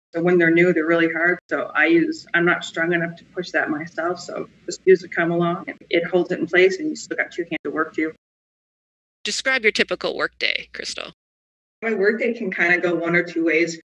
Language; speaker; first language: English; native; English